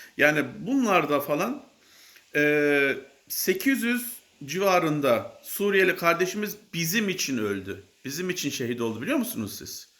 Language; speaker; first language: Turkish; native; Turkish